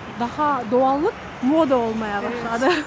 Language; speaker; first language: Turkish; non-native, learner; Kyrgyz